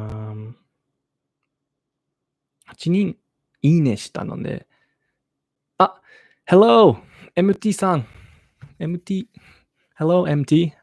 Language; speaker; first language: Japanese; non-native, learner; English